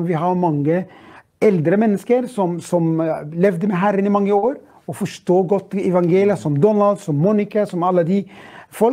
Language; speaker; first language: Norwegian; non-native, fluent; Arabic